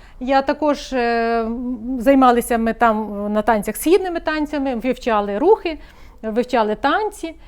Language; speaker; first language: Ukrainian; native; Ukrainian